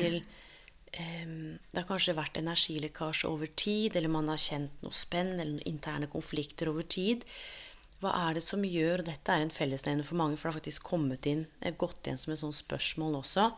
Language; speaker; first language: Norwegian; native; Norwegian